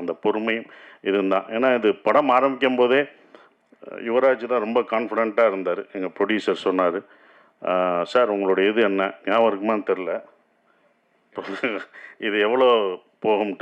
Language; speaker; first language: Tamil; native; Tamil